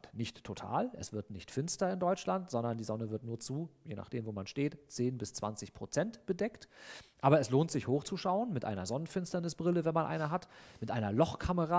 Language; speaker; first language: German; native; German